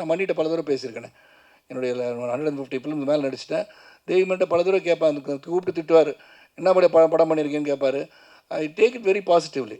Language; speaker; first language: Tamil; native; Tamil